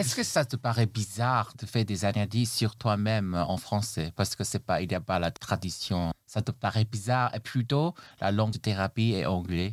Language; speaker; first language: French; non-native, fluent; Chinese